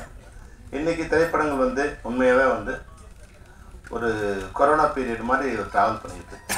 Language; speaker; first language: Tamil; native; Tamil